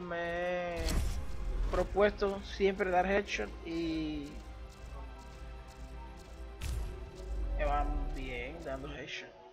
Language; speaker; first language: Spanish; native; Spanish